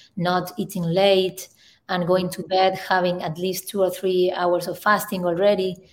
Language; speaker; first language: English; non-native, fluent; Spanish